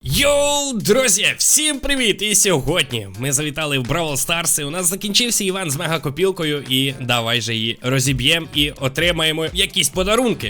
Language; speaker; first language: Ukrainian; non-native, local second language; Russian